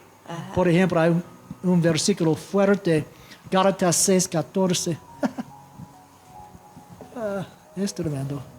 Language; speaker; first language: Spanish; non-native, fluent; English